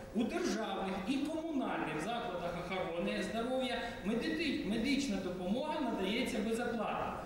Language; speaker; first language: Ukrainian; non-native, local second language; Russian